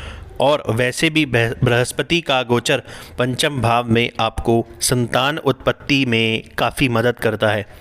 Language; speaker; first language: Hindi; native; Hindi